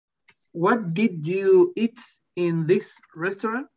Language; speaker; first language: English; non-native, learner; Spanish